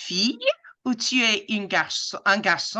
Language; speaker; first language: French; non-native, fluent; English